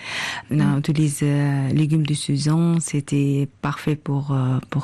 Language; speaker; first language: French; non-native, learner; Arabic